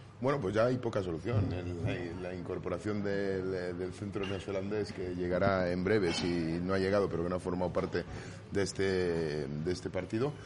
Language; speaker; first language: Spanish; native; Spanish